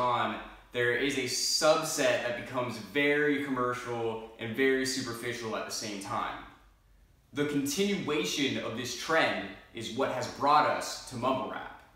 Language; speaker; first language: English; native; English